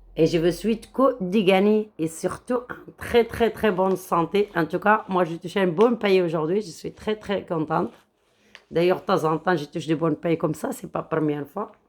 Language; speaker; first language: French; non-native, local second language; Arabic